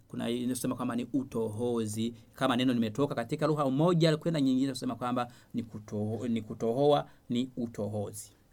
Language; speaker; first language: Swahili; non-native, local second language; Rundi